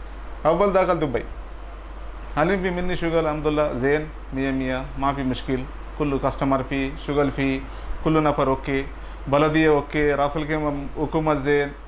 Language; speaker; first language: Arabic; non-native, learner; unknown